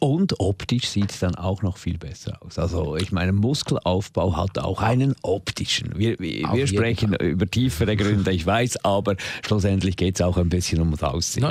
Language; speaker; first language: German; native; German